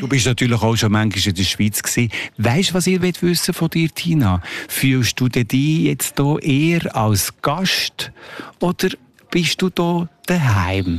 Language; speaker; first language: German; native; German